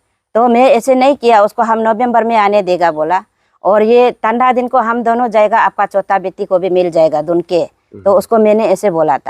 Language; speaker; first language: Hindi; non-native, local second language; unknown